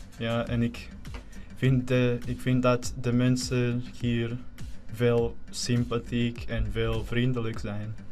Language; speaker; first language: Dutch; non-native, learner; Spanish